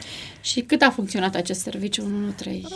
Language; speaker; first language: Romanian; native; Romanian